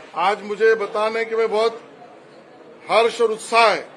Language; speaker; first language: Hindi; non-native, local second language; Marathi